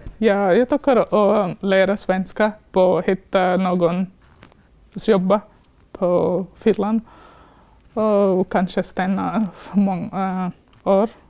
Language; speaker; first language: Swedish; non-native, learner; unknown